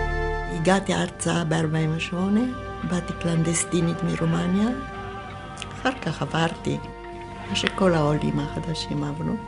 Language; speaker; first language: Hebrew; non-native, fluent; Romanian